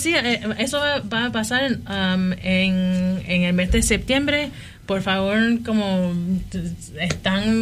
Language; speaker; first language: Spanish; early bilingual, heritage; Spanish